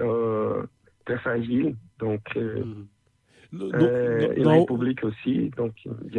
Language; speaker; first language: French; non-native, learner; Portuguese